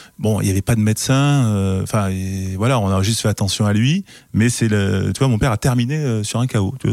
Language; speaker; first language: French; native; French